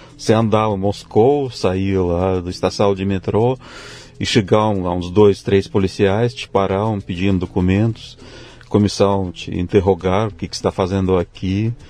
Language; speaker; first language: Portuguese; non-native, fluent; Russian